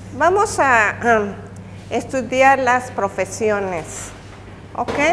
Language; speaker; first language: Spanish; native; Spanish